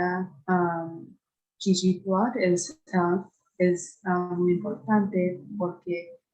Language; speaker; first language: Spanish; non-native, fluent; English